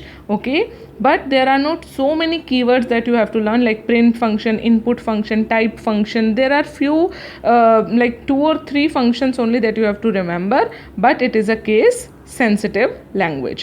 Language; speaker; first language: English; non-native, local second language; Hindi